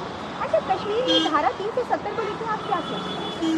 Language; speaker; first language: Hindi; native; Hindi